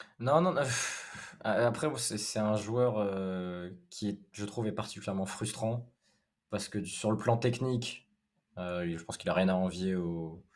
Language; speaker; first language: French; native; French